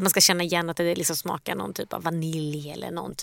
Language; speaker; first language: Swedish; native; Swedish